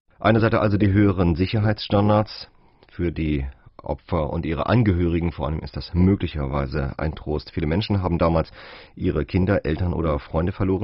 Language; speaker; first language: German; native; German